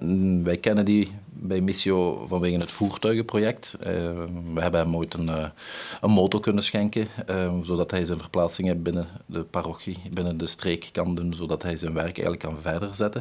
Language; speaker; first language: Dutch; native; Dutch